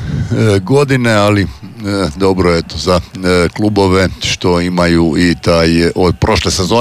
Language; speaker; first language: Serbian; native; Serbian